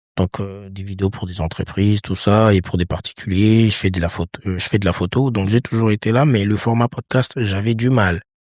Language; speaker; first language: French; non-native, local second language; Lingala